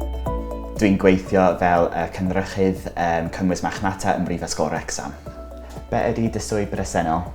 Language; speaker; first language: Welsh; non-native, local second language; English